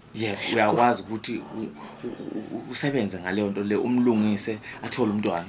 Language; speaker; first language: Zulu; native; Zulu